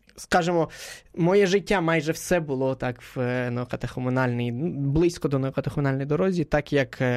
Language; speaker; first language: Ukrainian; non-native, fluent; Spanish